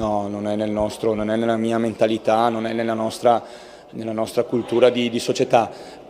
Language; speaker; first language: Italian; native; Italian